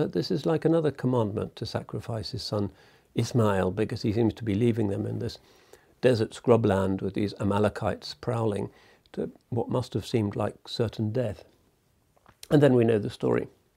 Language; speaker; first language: English; native; English